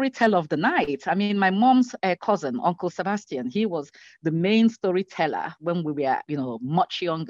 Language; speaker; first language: English; non-native, local second language; Igbo